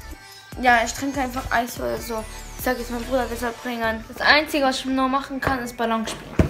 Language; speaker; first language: German; early bilingual, other home language; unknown